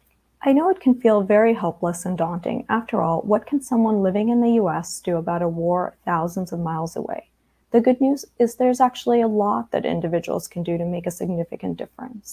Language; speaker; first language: English; early bilingual, other home language; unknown